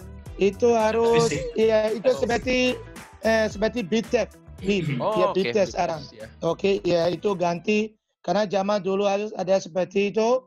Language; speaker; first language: Indonesian; non-native, fluent; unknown